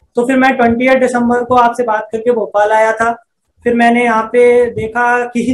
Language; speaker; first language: Hindi; native; Hindi